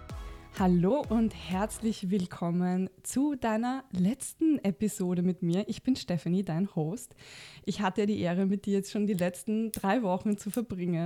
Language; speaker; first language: German; native; German